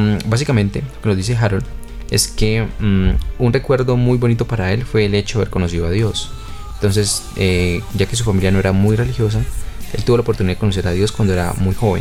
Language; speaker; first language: Spanish; native; Spanish